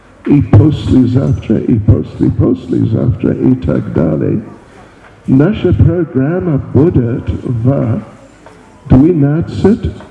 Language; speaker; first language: Russian; non-native, learner; English